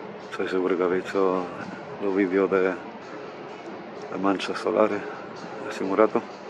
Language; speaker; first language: Spanish; early bilingual, heritage; Spanish